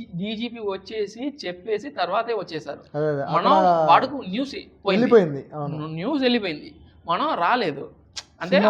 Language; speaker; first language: Telugu; non-native, local second language; Tamil